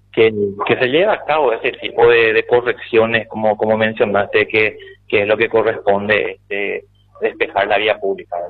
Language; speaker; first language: Spanish; native; Spanish